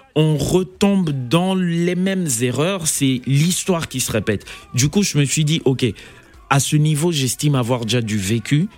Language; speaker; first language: French; non-native, local second language; Lingala